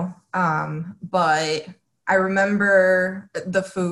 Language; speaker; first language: English; early bilingual, other home language; Spanish